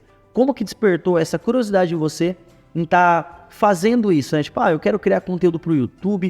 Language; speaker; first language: Portuguese; native; Portuguese